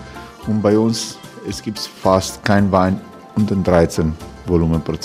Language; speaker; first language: German; non-native, fluent; Croatian